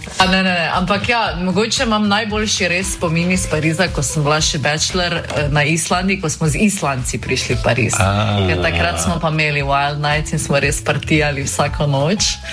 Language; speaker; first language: Slovenian; native; Slovenian